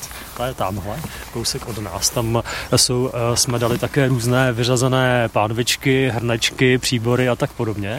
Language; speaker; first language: Czech; native; Czech